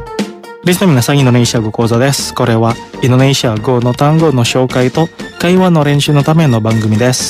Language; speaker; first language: Japanese; non-native, fluent; Indonesian